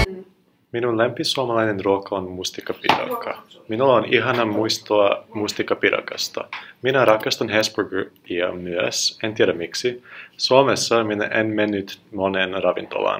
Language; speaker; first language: Finnish; non-native, learner; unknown